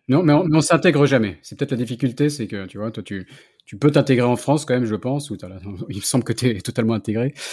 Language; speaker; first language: French; native; French